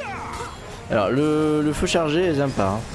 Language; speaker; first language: French; native; French